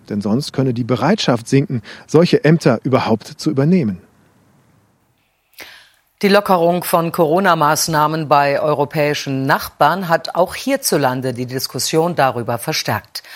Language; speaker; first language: German; native; German